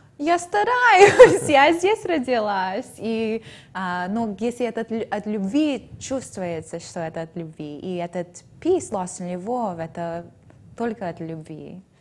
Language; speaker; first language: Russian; early bilingual, heritage; English